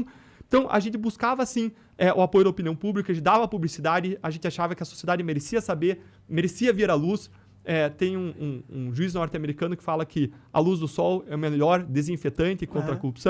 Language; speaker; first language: Portuguese; native; Portuguese